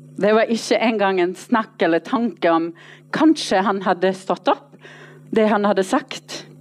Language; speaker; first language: Norwegian; non-native, fluent; English